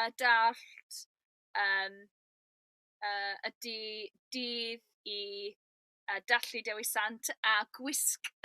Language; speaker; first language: Welsh; non-native, local second language; English